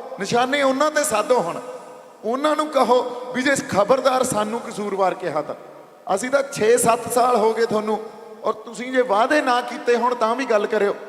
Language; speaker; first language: Punjabi; native; Punjabi